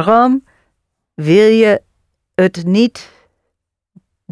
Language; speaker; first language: Dutch; non-native, learner; English